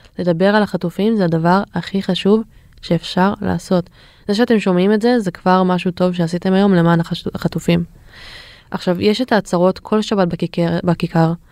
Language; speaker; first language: Hebrew; native; Hebrew